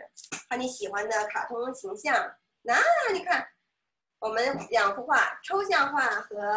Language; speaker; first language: Chinese; native; Chinese